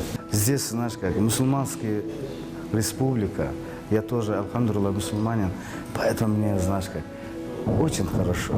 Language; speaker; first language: Russian; non-native, fluent; Azerbaijani